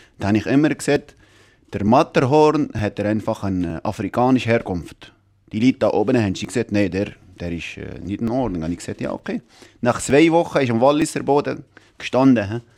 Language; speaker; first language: German; non-native, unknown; Arabic